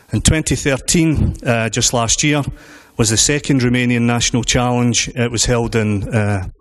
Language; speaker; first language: English; native; English